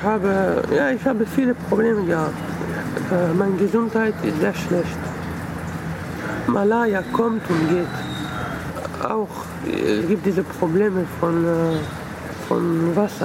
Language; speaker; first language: German; early bilingual, other home language; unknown